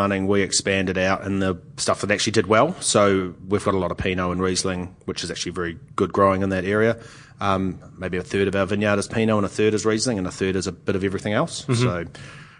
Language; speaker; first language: English; native; English